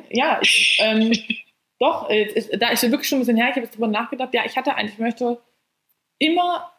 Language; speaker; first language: German; native; German